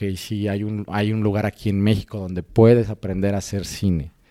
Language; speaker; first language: Spanish; native; Spanish